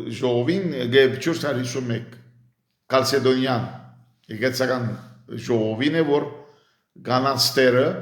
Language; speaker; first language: Armenian; early bilingual, heritage; Armenian